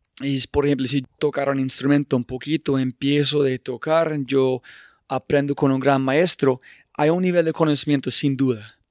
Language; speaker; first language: Spanish; non-native, fluent; English